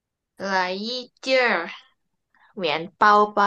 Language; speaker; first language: Chinese; non-native, learner; Indonesian